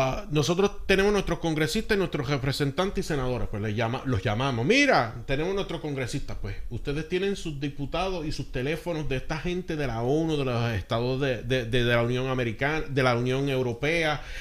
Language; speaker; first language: Spanish; early bilingual, heritage; Spanish